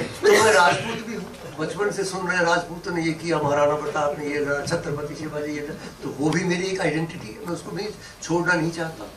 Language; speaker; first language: Hindi; non-native, local second language; Dogri